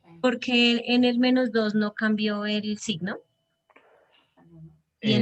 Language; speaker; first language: Spanish; native; Spanish